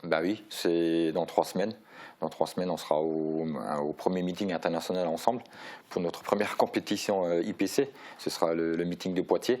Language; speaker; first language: French; native; French